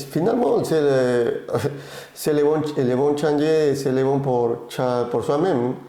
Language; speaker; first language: French; non-native, learner; Spanish